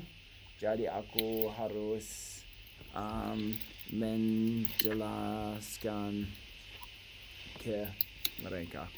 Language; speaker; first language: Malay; non-native, learner; English